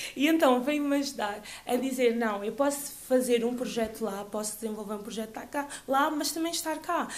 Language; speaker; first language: Portuguese; early bilingual, other home language; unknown